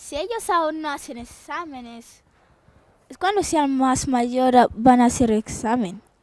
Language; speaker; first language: Spanish; early bilingual, other home language; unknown